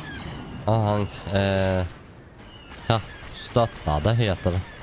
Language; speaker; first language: Swedish; native; Swedish